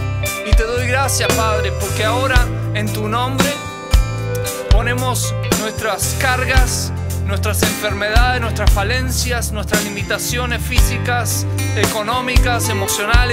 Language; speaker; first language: Spanish; native; Spanish